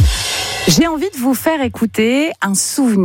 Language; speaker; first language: French; native; French